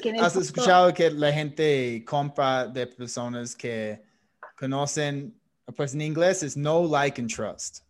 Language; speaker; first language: Spanish; non-native, fluent; English